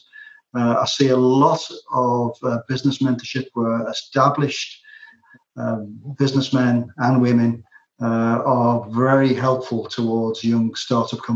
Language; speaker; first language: English; native; English